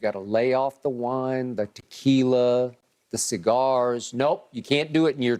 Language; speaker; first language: English; native; English